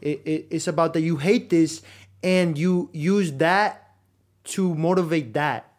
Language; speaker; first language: English; early bilingual, other home language; Spanish